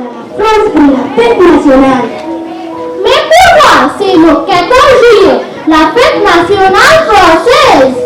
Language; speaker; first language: French; non-native, learner; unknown